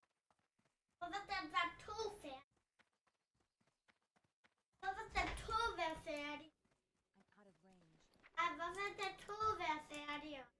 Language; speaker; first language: Danish; early bilingual, other home language; Vietnamese